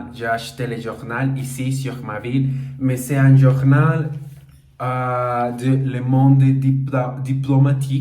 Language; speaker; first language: French; non-native, learner; Portuguese